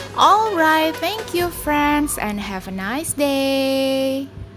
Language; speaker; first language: English; non-native, fluent; Indonesian